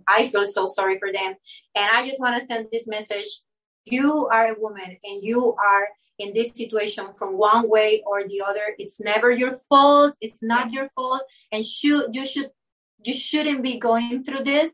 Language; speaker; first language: English; non-native, fluent; Spanish